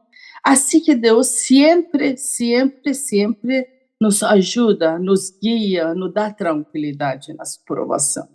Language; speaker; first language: Portuguese; non-native, learner; Persian